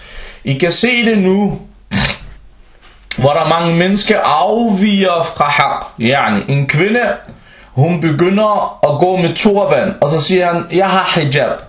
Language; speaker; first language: Danish; early bilingual, other home language; Arabic